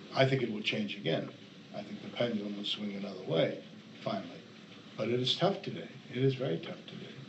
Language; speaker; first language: English; native; English